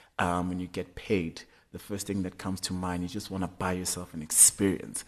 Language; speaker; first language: English; non-native, local second language; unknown